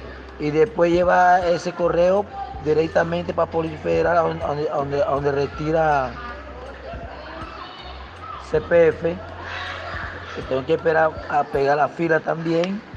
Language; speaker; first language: Spanish; non-native, local second language; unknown